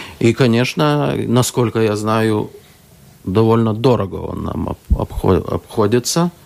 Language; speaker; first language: Russian; non-native, local second language; Lithuanian